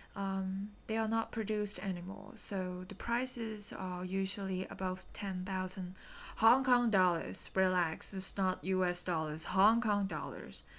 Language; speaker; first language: English; non-native, local second language; Cantonese